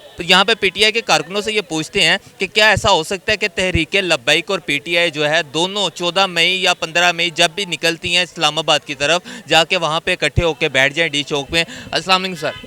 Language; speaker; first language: Urdu; native; Urdu